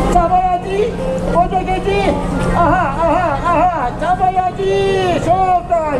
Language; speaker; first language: Korean; non-native, learner; Turkish